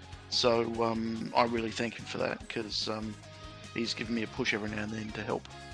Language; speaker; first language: English; early bilingual, other home language; Italian